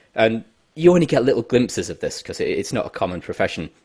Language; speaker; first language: English; native; English